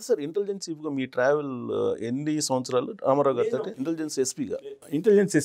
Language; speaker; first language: Telugu; native; Telugu